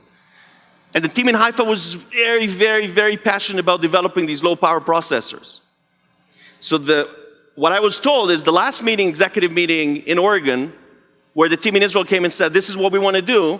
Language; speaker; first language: English; non-native, fluent; Hebrew